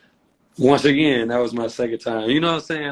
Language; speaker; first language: English; native; English